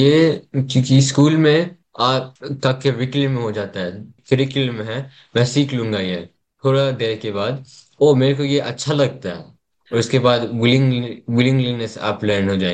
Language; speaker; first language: Hindi; early bilingual, heritage; English